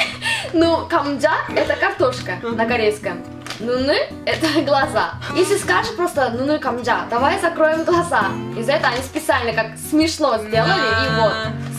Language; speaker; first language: Russian; non-native, learner; Korean